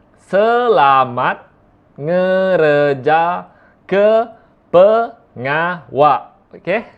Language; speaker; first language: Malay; non-native, local second language; Iban